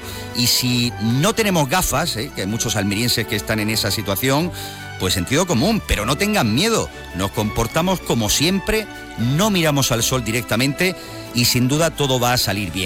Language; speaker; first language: Spanish; native; Spanish